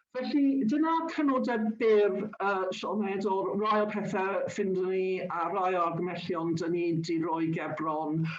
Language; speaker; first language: Welsh; non-native, local second language; English